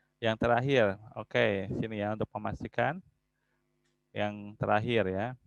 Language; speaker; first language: Indonesian; native; Indonesian